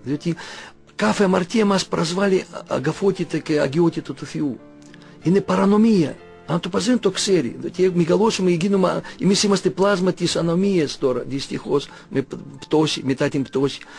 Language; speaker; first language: Greek; non-native, fluent; Russian